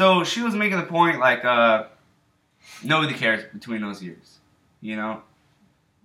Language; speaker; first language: English; native; English